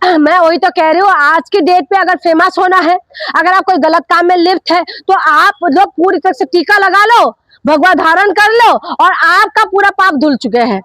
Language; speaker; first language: Hindi; non-native, local second language; Assamese